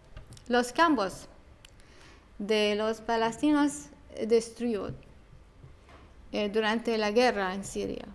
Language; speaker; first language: Spanish; non-native, learner; Arabic